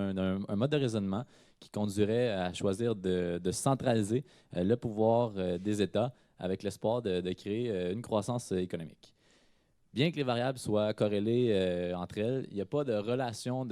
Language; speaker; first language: French; native; French